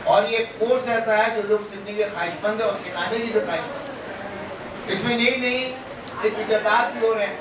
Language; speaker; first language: Hindi; non-native, local second language; Urdu